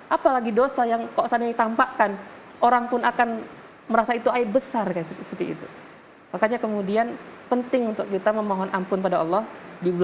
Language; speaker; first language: Indonesian; native; Indonesian